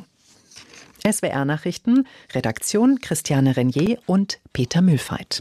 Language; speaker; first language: German; native; German